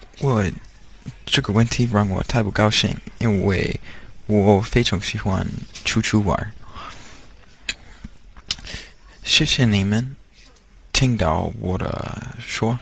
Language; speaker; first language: Chinese; non-native, learner; English